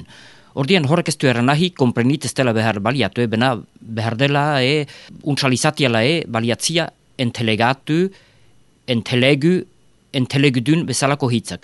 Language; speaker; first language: Basque; native; Basque